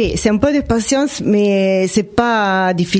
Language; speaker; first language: French; non-native, fluent; Italian